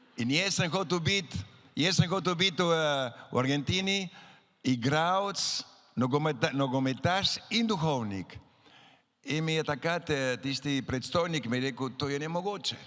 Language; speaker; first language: Slovenian; early bilingual, heritage; Slovenian